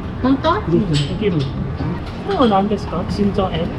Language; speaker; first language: Japanese; non-native, learner; Korean